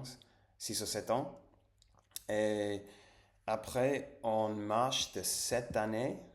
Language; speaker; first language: French; non-native, fluent; Spanish